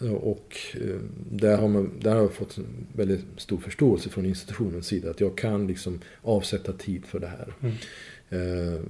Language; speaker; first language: Swedish; non-native, fluent; Persian